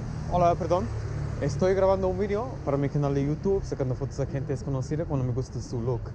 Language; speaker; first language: Spanish; non-native, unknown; English